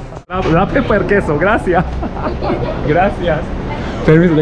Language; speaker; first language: Spanish; non-native, learner; Japanese